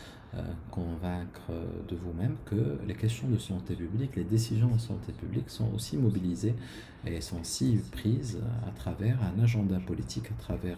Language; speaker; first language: French; non-native, local second language; Arabic